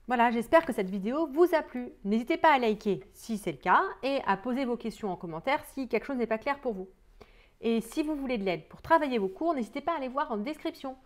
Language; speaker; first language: French; native; French